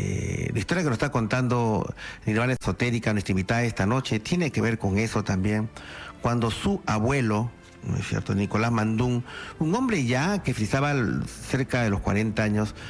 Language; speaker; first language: Spanish; native; Spanish